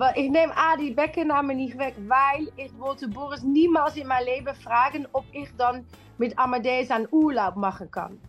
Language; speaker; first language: German; non-native, learner; Dutch